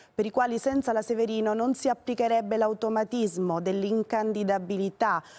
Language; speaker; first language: Italian; native; Italian